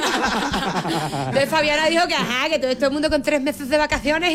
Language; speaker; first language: Spanish; native; Spanish